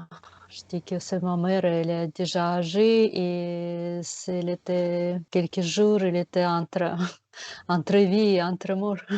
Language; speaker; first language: French; non-native, fluent; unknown